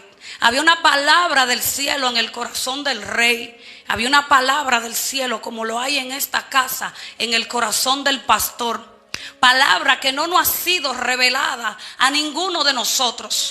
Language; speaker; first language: Spanish; native; Spanish